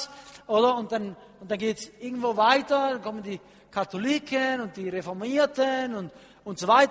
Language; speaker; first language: German; non-native, fluent; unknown